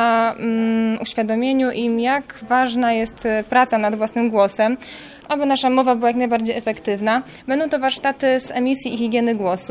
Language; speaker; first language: Polish; native; Polish